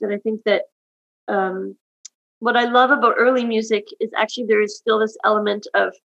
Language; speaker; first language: English; native; English